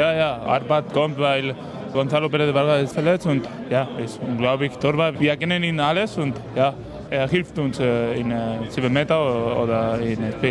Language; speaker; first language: German; non-native, learner; Spanish